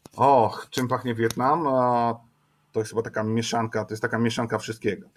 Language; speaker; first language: Polish; native; Polish